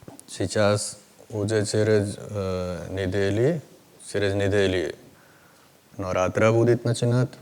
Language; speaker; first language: Russian; non-native, learner; Hindi